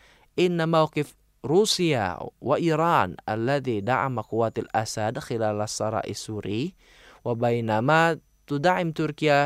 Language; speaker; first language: Arabic; non-native, fluent; Indonesian